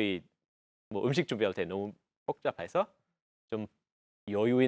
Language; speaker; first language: Korean; non-native, fluent; English